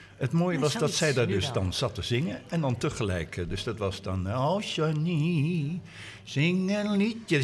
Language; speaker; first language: Dutch; native; Dutch